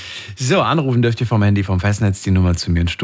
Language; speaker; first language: German; native; German